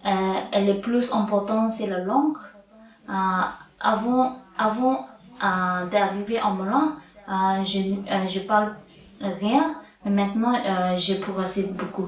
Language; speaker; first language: French; non-native, learner; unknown